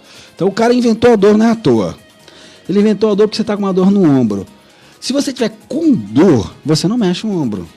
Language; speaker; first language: Portuguese; native; Portuguese